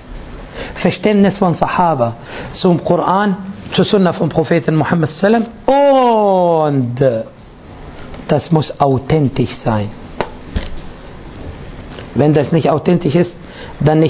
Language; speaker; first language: German; non-native, fluent; Arabic